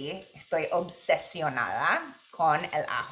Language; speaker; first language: Spanish; non-native, fluent; English